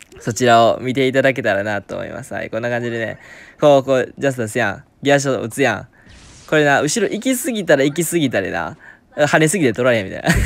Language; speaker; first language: Japanese; native; Japanese